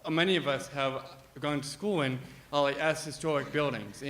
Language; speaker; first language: English; native; English